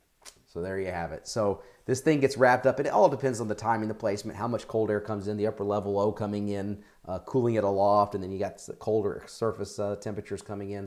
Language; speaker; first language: English; native; English